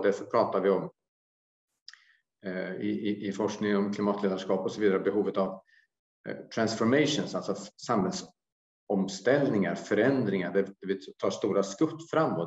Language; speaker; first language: Swedish; native; Swedish